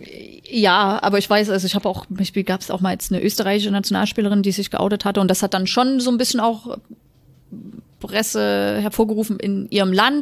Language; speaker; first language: German; native; German